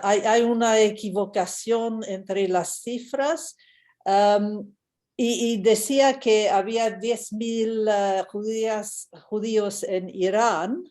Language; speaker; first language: Spanish; non-native, fluent; English